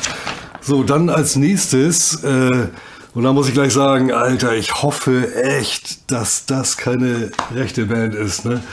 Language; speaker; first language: German; native; German